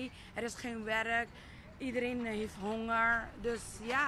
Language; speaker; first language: Dutch; non-native, local second language; Papiamento